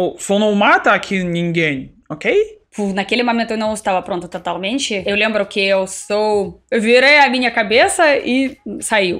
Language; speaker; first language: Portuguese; non-native, fluent; Russian